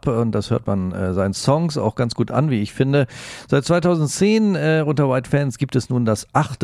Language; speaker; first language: German; native; German